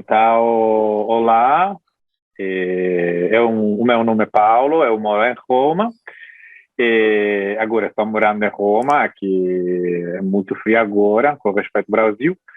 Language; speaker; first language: Portuguese; non-native, fluent; Italian